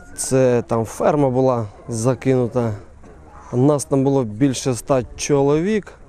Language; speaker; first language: Ukrainian; native; Ukrainian